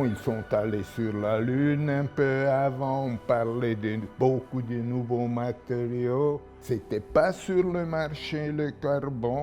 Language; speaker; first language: French; non-native, local second language; German